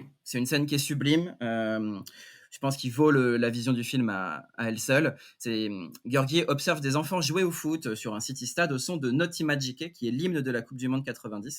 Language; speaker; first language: French; native; French